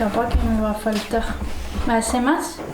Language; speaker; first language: Spanish; non-native, fluent; French